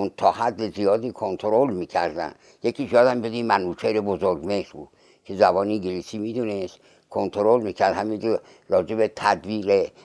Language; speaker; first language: Persian; native; Persian